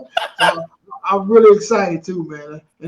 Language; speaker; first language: English; native; English